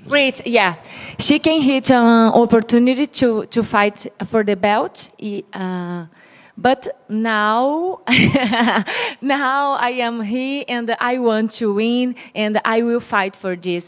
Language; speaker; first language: English; non-native, learner; Portuguese